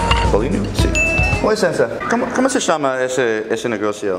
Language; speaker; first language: Portuguese; non-native, fluent; English